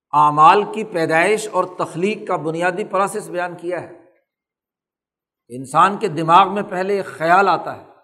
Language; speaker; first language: Urdu; non-native, local second language; Punjabi